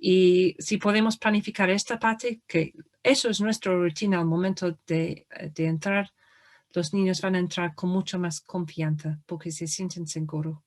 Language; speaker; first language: Spanish; non-native, fluent; English